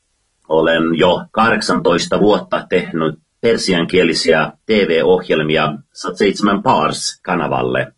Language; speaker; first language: Finnish; non-native, fluent; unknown